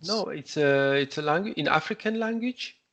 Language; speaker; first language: English; non-native, learner; Italian